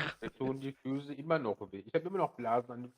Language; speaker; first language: German; native; German